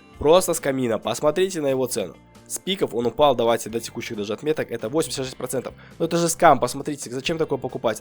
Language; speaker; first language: Russian; native; Russian